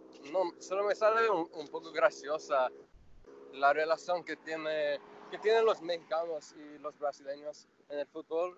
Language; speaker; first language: Spanish; non-native, fluent; English